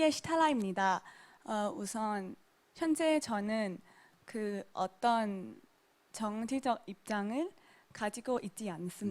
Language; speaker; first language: Korean; non-native, local second language; Thai